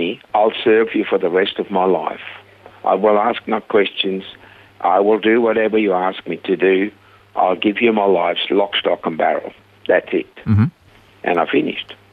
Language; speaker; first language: English; non-native, fluent; Swiss German